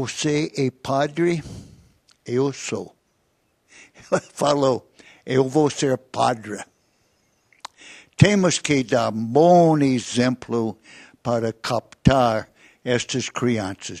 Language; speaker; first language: Portuguese; non-native, fluent; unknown